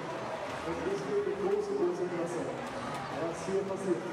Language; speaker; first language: German; native; German